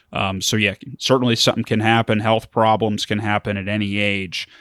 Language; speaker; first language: English; early bilingual, other home language; German